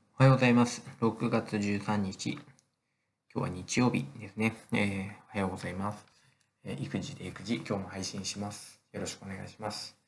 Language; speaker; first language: Japanese; native; Japanese